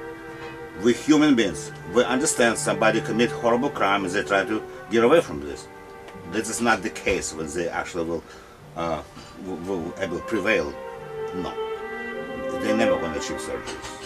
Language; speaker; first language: English; non-native, learner; Russian